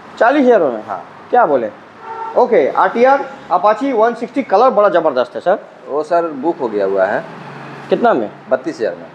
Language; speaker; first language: Hindi; non-native, local second language; Bangla